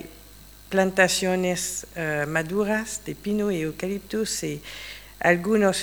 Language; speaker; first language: Spanish; non-native, fluent; English